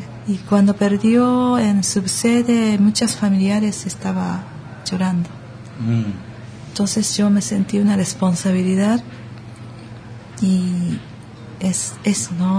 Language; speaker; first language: Spanish; non-native, learner; Japanese